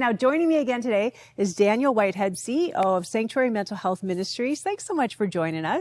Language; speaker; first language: English; native; English